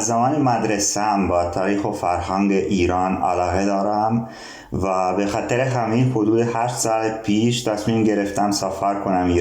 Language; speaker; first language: Persian; non-native, learner; Serbian